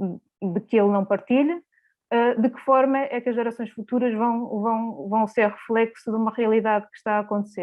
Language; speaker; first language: Portuguese; native; Portuguese